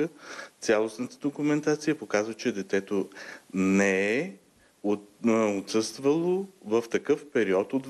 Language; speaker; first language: Bulgarian; native; Bulgarian